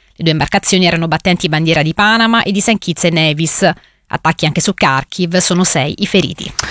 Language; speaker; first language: Italian; native; Italian